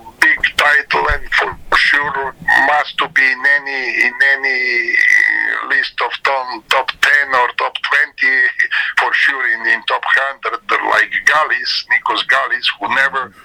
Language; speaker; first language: English; non-native, learner; Serbian